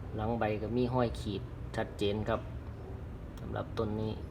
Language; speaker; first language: Thai; non-native, local second language; Northeastern Thai